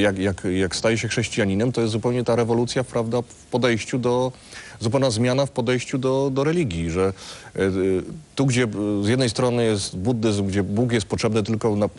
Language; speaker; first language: Polish; native; Polish